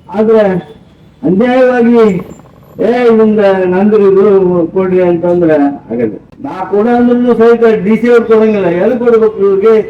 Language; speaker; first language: Kannada; native; Kannada